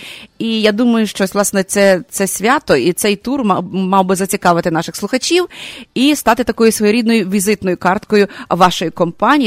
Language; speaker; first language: Ukrainian; native; Ukrainian